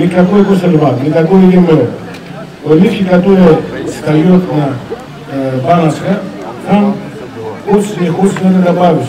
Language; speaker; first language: Russian; non-native, learner; Greek